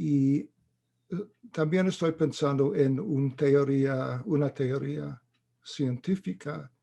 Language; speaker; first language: Spanish; non-native, fluent; English